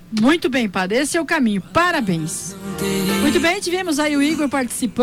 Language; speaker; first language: Portuguese; native; Portuguese